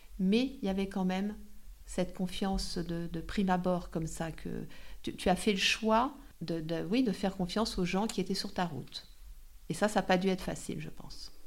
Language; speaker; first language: French; native; French